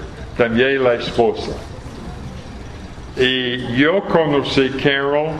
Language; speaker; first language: Portuguese; non-native, fluent; English